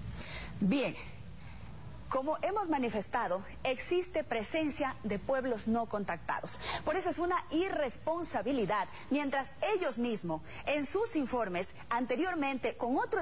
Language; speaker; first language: Spanish; native; Spanish